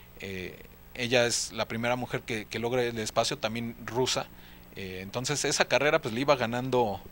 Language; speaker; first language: Spanish; native; Spanish